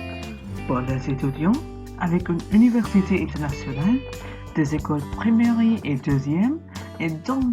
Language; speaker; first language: French; non-native, learner; English